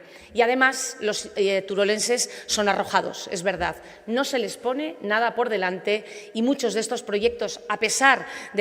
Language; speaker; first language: Spanish; native; Spanish